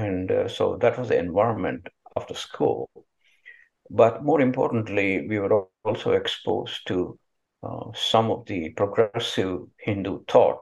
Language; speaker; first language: English; non-native, local second language; Kannada